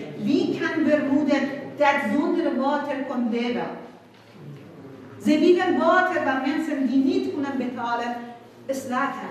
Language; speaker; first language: Dutch; non-native, fluent; Persian